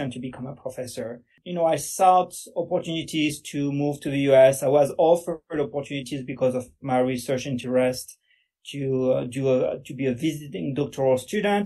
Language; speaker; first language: English; non-native, fluent; French